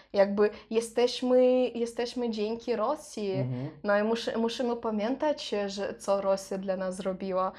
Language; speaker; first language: Polish; non-native, learner; Russian